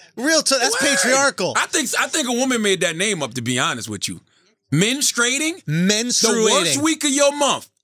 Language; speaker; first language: English; native; English